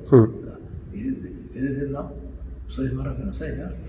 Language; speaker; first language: Spanish; non-native, local second language; Arabic